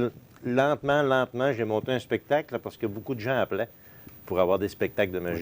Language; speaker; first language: French; native; French